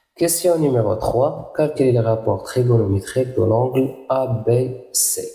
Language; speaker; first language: French; non-native, local second language; Arabic